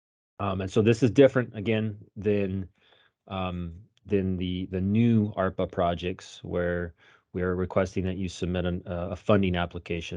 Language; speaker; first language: English; native; English